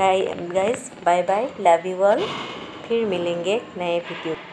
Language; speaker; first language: Hindi; non-native, local second language; Assamese